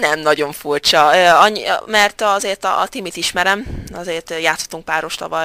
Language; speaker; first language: Hungarian; early bilingual, heritage; Hungarian